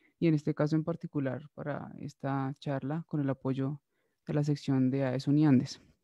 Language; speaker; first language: Spanish; native; Spanish